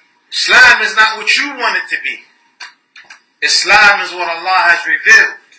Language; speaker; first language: English; native; English